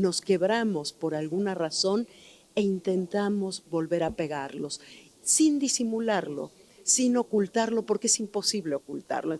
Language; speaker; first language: Spanish; native; Spanish